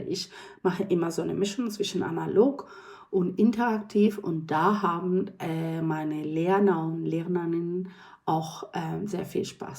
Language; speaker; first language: German; non-native, fluent; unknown